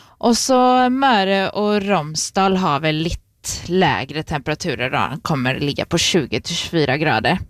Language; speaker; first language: Swedish; native; Swedish